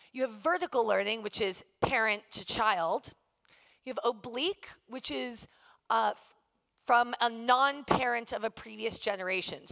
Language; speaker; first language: English; native; English